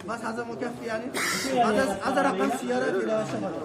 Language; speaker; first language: Arabic; native; Arabic